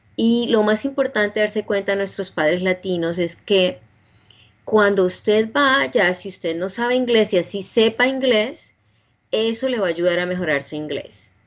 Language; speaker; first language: Spanish; native; Spanish